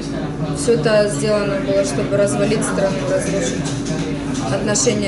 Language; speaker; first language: Russian; native; Russian